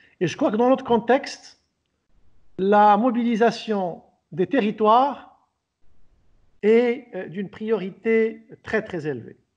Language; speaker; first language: French; non-native, local second language; Arabic